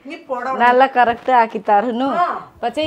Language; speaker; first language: Malayalam; non-native, learner; Nepali